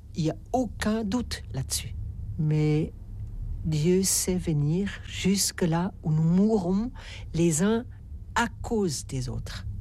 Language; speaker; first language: French; native; French